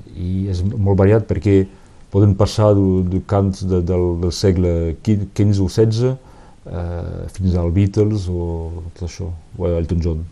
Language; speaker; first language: Catalan; non-native, local second language; French